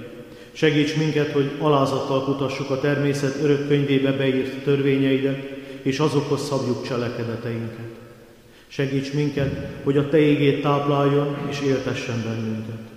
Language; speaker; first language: Hungarian; native; Hungarian